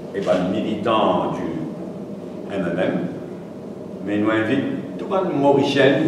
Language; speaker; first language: French; non-native, local second language; Morisyen